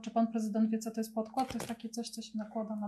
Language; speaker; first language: Polish; native; Polish